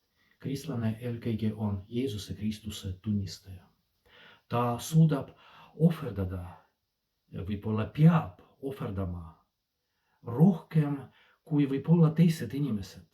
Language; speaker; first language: Estonian; non-native, fluent; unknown